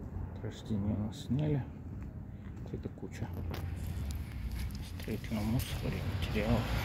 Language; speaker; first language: Russian; native; Russian